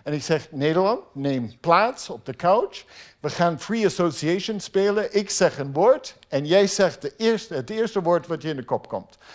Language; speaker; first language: Dutch; non-native, fluent; English